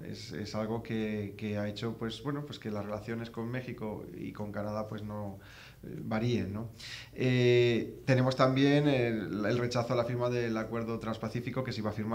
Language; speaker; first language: Spanish; native; Spanish